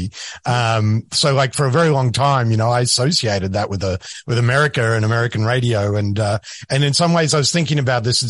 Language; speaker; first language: English; native; English